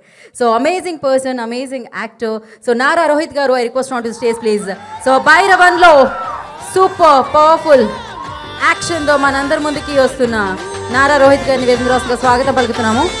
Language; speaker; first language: Telugu; native; Telugu